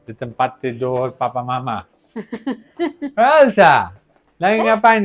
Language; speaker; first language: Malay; non-native, learner; Catalan